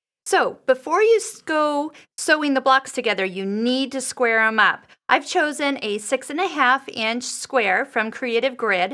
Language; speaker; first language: English; native; English